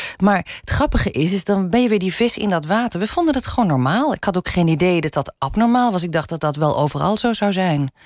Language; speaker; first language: Dutch; non-native, local second language; Limburgish